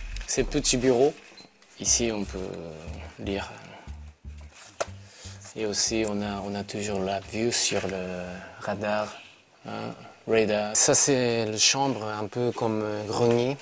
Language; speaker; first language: French; non-native, learner; Japanese